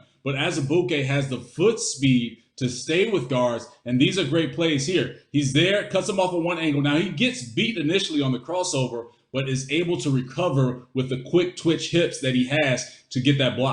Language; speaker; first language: English; native; English